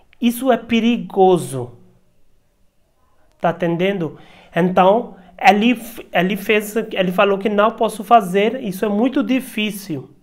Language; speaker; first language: Portuguese; non-native, learner; Hindi